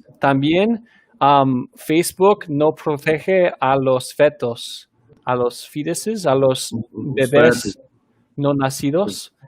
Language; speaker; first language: Spanish; non-native, fluent; English